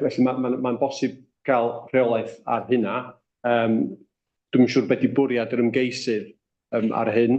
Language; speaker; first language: Welsh; native; Welsh